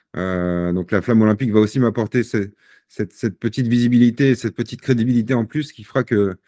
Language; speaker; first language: French; native; French